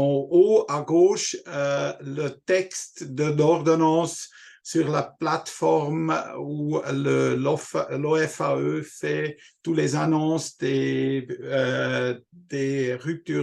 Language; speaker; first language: French; non-native, local second language; German